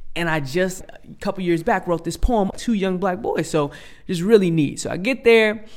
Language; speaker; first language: English; native; English